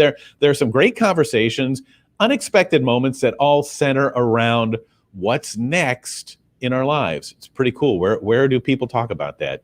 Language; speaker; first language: English; native; English